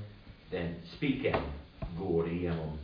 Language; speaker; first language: Swedish; non-native, fluent; English